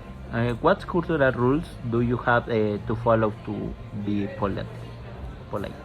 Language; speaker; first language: English; non-native, learner; Spanish